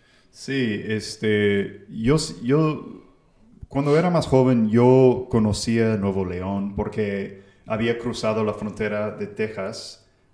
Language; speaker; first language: Spanish; non-native, fluent; English